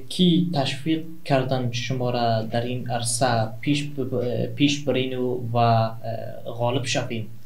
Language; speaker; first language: Persian; non-native, local second language; Turkmen